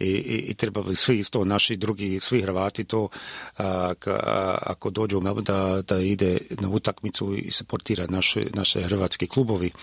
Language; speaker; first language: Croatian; early bilingual, heritage; Croatian